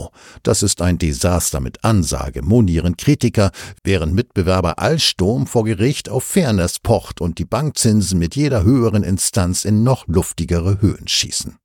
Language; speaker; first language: German; native; German